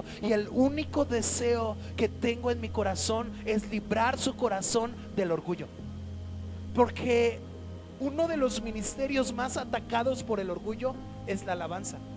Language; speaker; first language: Spanish; native; Spanish